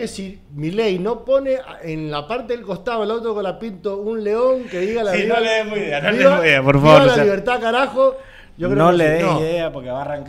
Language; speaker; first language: Spanish; native; Spanish